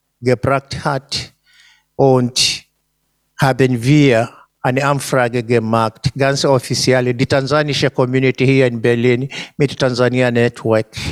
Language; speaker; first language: German; non-native, fluent; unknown